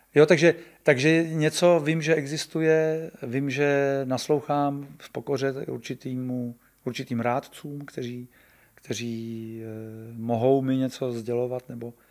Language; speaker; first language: Czech; native; Czech